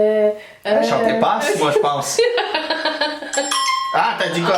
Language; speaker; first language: French; native; French